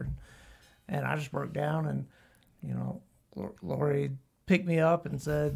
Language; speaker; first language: English; native; English